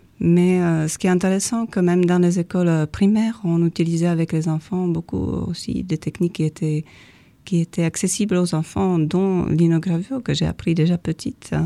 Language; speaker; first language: French; non-native, fluent; Czech